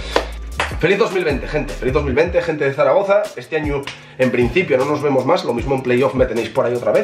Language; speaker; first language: Spanish; native; Spanish